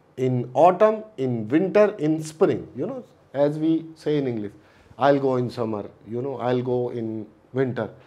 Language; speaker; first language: English; non-native, local second language; Hindi